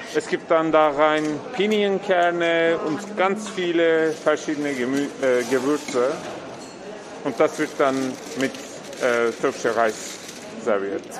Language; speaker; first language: German; non-native, fluent; Turkish